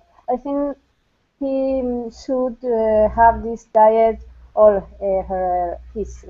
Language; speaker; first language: English; non-native, fluent; Spanish